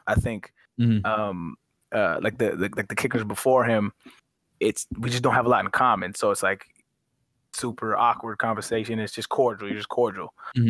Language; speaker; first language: English; native; English